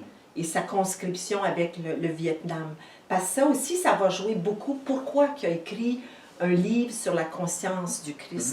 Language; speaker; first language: French; native; French